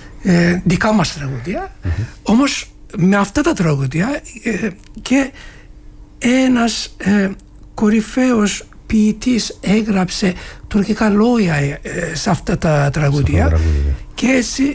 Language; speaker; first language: Greek; non-native, fluent; Turkish